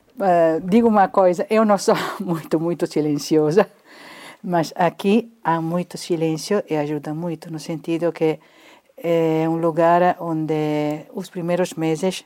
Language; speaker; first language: Portuguese; non-native, fluent; Italian